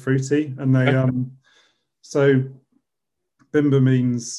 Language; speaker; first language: English; native; English